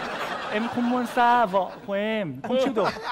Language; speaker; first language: Vietnamese; non-native, fluent; Korean